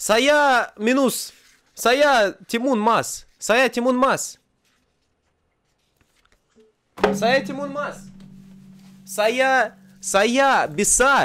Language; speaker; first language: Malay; non-native, learner; Russian